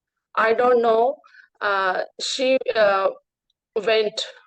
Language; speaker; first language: English; non-native, learner; Hindi